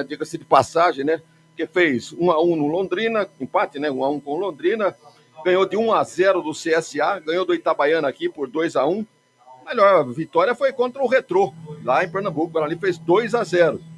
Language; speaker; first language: Portuguese; native; Portuguese